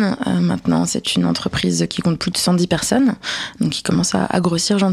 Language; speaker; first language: French; native; French